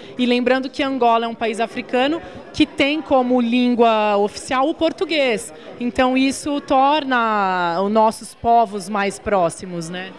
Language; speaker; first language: Portuguese; native; Portuguese